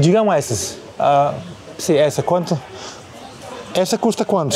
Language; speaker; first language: Portuguese; non-native, learner; Bosnian